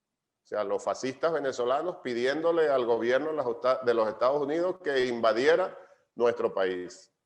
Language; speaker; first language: Spanish; native; Spanish